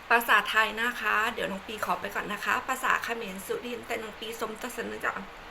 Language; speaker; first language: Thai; non-native, local second language; Khmer